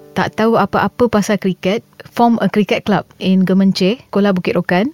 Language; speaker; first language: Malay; native; Malay